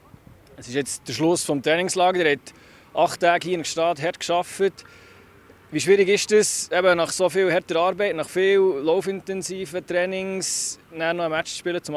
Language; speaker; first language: German; native; German